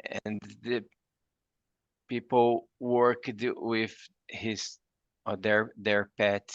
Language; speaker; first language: English; non-native, fluent; Portuguese